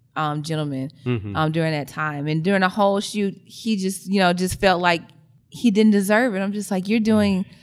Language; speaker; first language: English; native; English